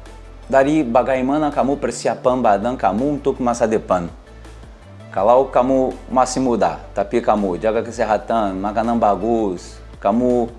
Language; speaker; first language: Indonesian; non-native, learner; Portuguese